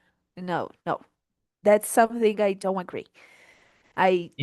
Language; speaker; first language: English; non-native, learner; Portuguese